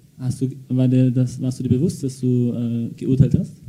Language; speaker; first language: German; native; German